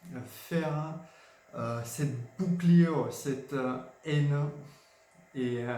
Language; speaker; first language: French; non-native, fluent; Georgian